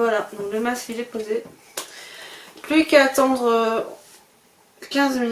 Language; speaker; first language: French; native; French